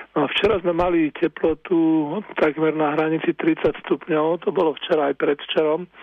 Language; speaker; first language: Slovak; native; Slovak